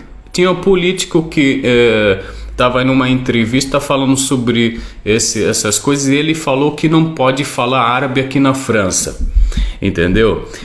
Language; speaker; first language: Portuguese; non-native, fluent; Arabic